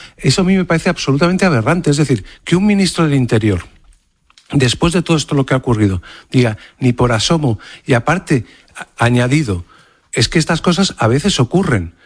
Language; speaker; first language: Spanish; native; Spanish